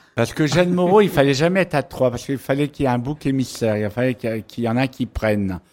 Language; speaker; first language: French; native; French